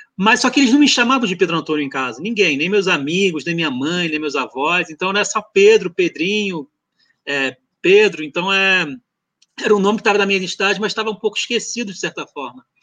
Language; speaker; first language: Portuguese; early bilingual, other home language; French